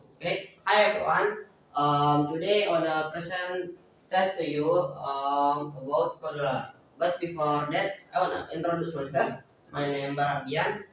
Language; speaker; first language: English; non-native, learner; Indonesian